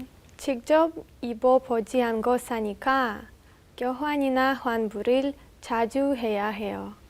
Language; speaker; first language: Korean; non-native, learner; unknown